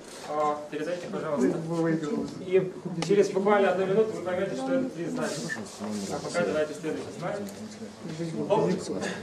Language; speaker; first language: Russian; native; Russian